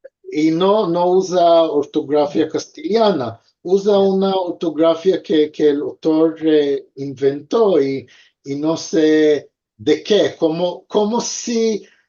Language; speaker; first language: Spanish; early bilingual, heritage; Ladino